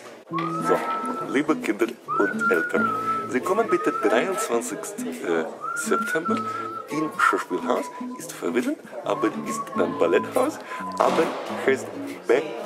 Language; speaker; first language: German; non-native, learner; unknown